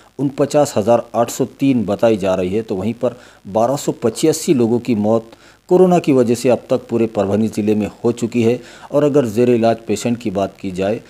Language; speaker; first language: Hindi; non-native, local second language; Urdu